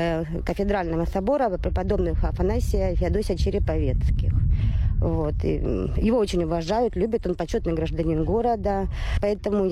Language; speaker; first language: Russian; native; Russian